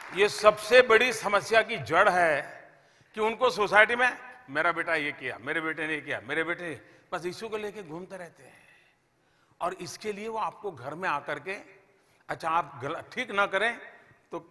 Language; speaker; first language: Hindi; native; Hindi